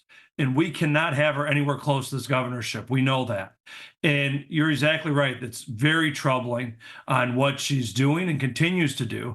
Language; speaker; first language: English; native; English